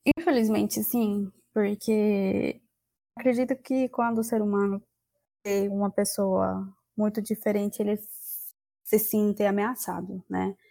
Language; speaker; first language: Portuguese; non-native, fluent; Spanish